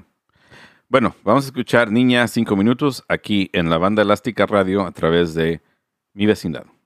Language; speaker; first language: Spanish; early bilingual, heritage; Spanish